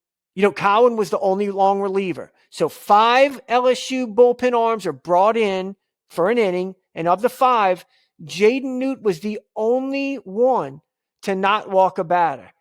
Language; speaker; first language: English; native; English